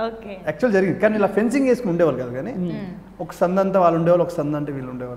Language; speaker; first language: Telugu; native; Telugu